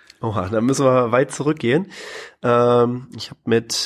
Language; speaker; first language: German; native; German